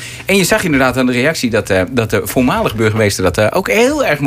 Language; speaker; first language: Dutch; native; Dutch